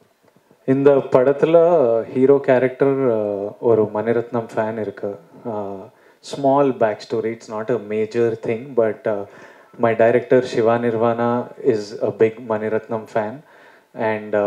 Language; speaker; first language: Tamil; non-native, learner; Telugu